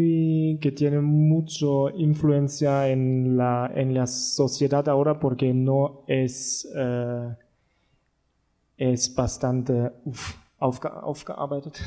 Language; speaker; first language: Spanish; non-native, learner; German